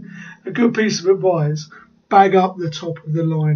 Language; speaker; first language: English; native; English